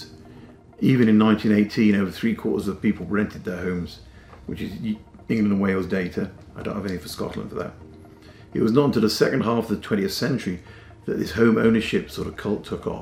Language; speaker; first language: English; native; English